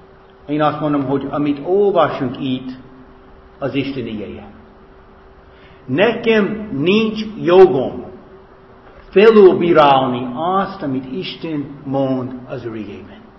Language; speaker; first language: Hungarian; non-native, fluent; English